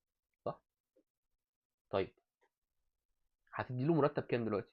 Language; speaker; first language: Arabic; native; Arabic